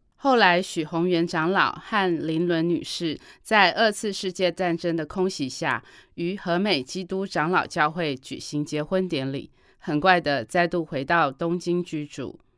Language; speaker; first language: Chinese; native; Chinese